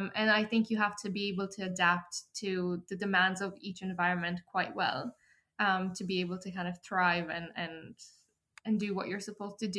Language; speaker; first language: English; early bilingual, other home language; Polish